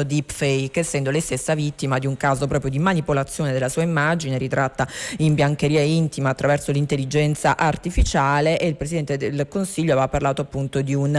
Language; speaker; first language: Italian; native; Italian